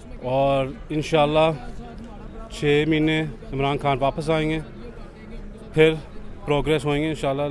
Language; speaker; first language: Hindi; early bilingual, heritage; Urdu